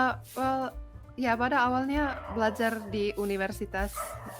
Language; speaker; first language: Indonesian; non-native, fluent; Finnish